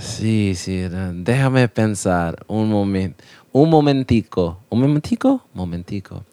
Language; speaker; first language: Spanish; non-native, learner; English